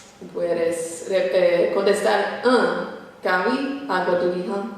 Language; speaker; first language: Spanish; non-native, fluent; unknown